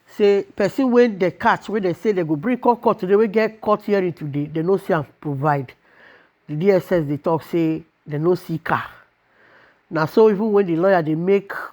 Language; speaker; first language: Nigerian Pidgin; non-native, local second language; Igbo